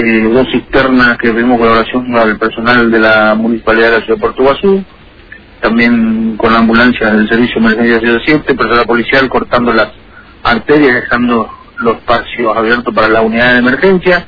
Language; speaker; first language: Spanish; native; Spanish